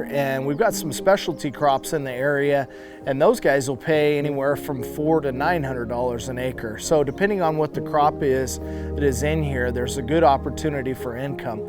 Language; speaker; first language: English; native; English